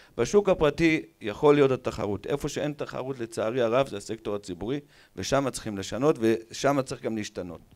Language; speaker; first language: Hebrew; native; Hebrew